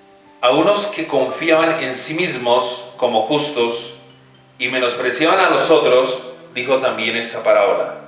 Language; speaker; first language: Spanish; native; Spanish